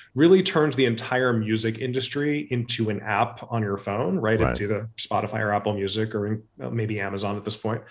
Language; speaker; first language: English; native; English